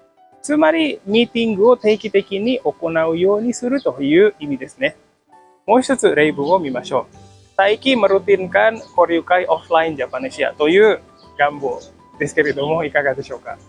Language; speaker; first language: Japanese; non-native, fluent; Indonesian